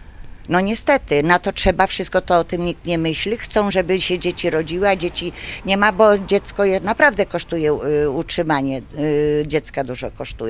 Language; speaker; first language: Polish; native; Polish